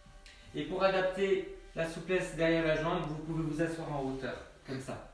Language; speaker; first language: French; native; French